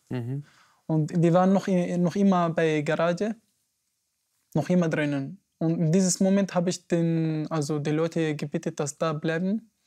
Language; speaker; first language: German; non-native, learner; Arabic